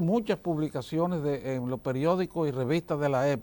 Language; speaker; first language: Spanish; native; Spanish